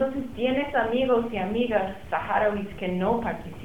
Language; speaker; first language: Spanish; non-native, fluent; English